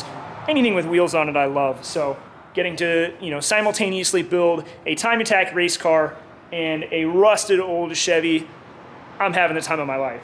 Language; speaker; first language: English; native; English